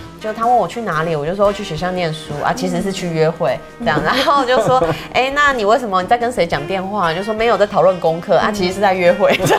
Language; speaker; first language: Chinese; native; Chinese